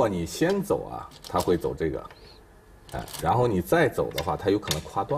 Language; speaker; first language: Chinese; native; Chinese